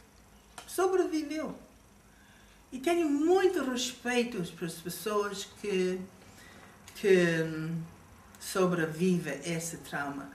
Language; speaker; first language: Portuguese; non-native, fluent; English